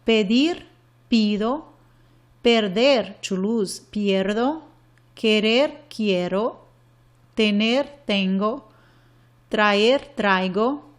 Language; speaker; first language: Spanish; non-native, fluent; English